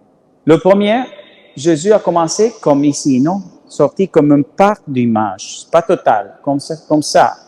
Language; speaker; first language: French; non-native, learner; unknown